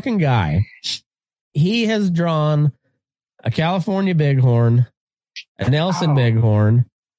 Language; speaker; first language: English; native; English